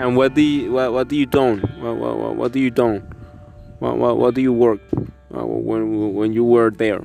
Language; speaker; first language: English; non-native, learner; Spanish